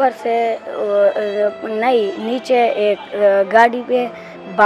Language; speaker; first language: Hindi; early bilingual, other home language; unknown